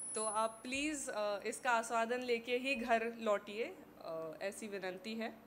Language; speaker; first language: Hindi; non-native, local second language; Marathi